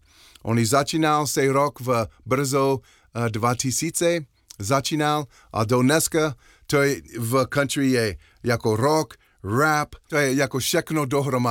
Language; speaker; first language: Czech; non-native, learner; English